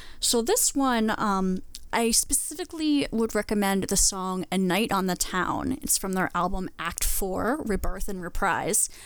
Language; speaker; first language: English; native; English